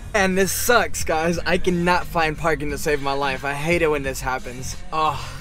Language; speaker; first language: English; native; English